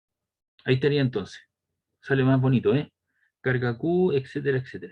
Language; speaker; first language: Spanish; native; Spanish